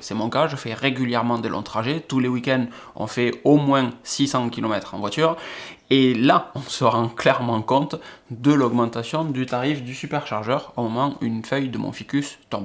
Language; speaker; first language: French; native; French